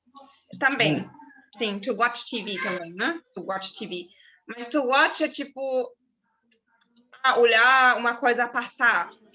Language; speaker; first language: Portuguese; non-native, fluent; German